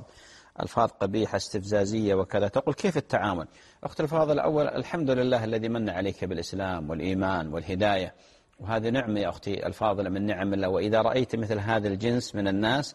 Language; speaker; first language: Arabic; native; Arabic